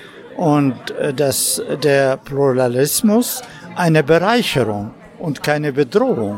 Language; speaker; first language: German; non-native, fluent; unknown